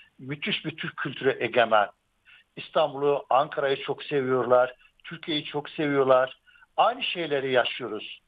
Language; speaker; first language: Turkish; native; Turkish